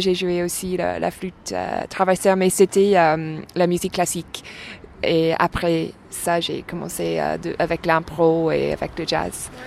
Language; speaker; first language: French; non-native, fluent; English